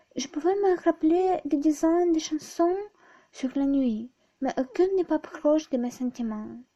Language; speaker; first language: French; non-native, fluent; Ukrainian